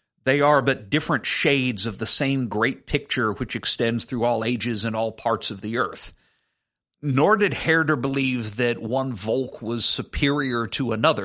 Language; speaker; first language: English; native; English